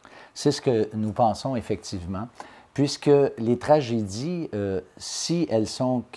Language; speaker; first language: French; native; French